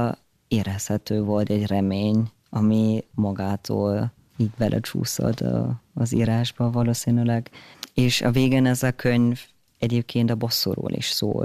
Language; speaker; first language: Hungarian; non-native, fluent; German